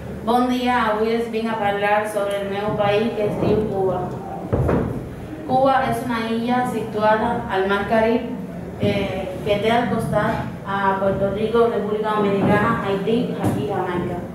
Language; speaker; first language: Catalan; non-native, learner; Spanish